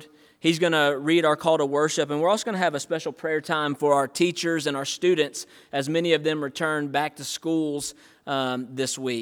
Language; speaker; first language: English; native; English